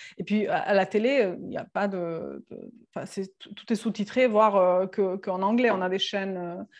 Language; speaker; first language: French; non-native, fluent; Serbian